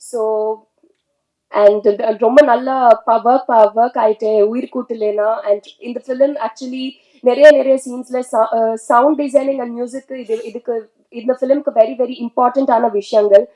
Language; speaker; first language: Tamil; non-native, learner; Telugu